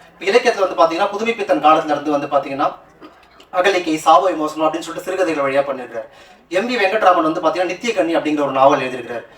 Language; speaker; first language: Tamil; native; Tamil